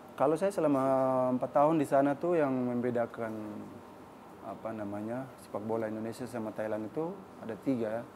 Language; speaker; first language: Indonesian; native; Indonesian